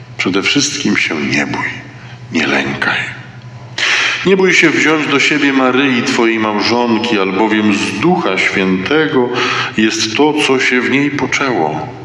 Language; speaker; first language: Polish; native; Polish